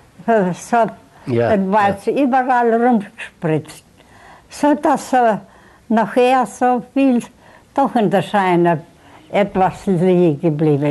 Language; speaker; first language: German; early bilingual, heritage; German